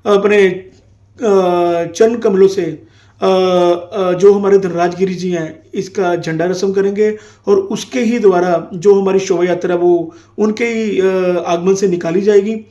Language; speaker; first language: Hindi; non-native, local second language; Punjabi